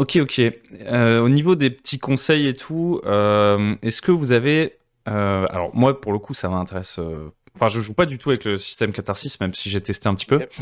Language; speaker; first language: French; native; French